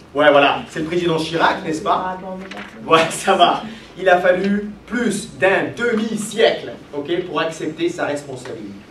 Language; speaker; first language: French; native; French